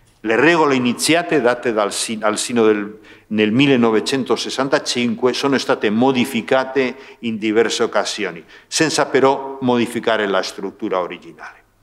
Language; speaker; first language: Italian; non-native, fluent; Spanish